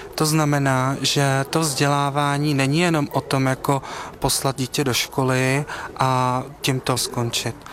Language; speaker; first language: Czech; native; Czech